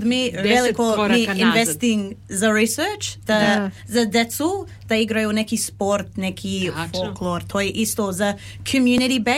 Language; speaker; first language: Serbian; early bilingual, heritage; Serbian